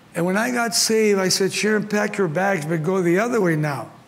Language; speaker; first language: English; early bilingual, other home language; Spanish